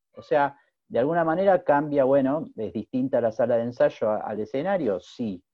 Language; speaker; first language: Spanish; native; Spanish